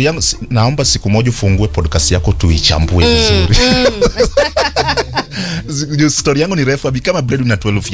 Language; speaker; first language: Swahili; non-native, local second language; Luo (Kenya and Tanzania)